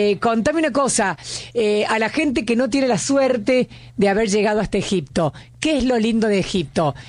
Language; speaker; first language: Spanish; native; Spanish